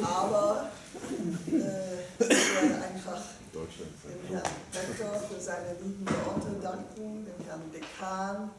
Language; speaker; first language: German; non-native, fluent; French